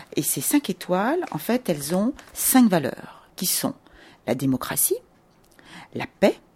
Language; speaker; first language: French; native; French